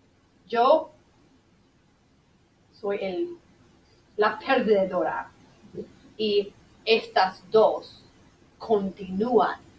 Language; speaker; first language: Spanish; non-native, fluent; English